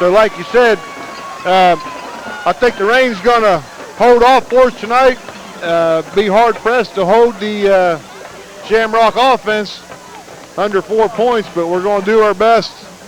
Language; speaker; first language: English; native; English